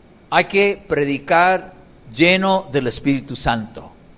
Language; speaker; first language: Spanish; non-native, fluent; English